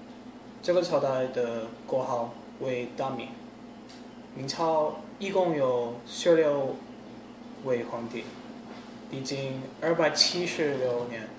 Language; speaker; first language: Chinese; non-native, learner; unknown